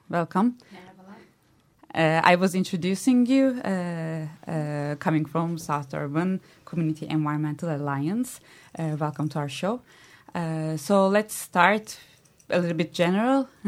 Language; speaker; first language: English; non-native, fluent; Turkish